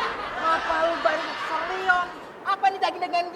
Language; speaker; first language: Indonesian; native; Indonesian